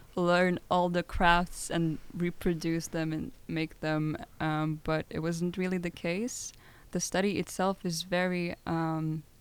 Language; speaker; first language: English; non-native, fluent; Lithuanian